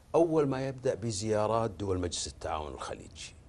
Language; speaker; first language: Arabic; native; Arabic